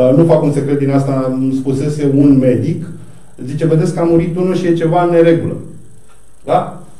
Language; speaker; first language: Romanian; native; Romanian